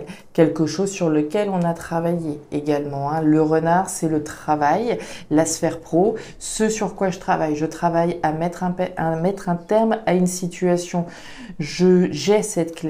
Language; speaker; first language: French; native; French